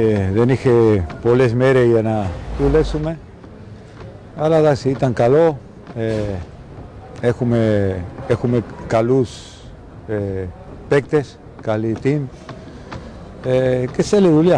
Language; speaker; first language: Greek; non-native, learner; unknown